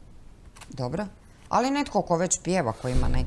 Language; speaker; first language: Croatian; native; Croatian